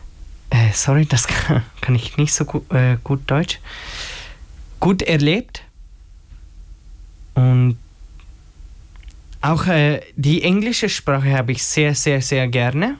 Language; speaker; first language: German; non-native, learner; Albanian